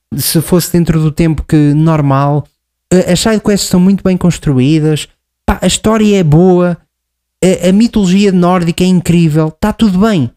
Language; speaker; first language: Portuguese; native; Portuguese